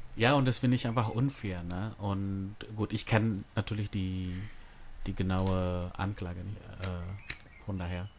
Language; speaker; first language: German; non-native, fluent; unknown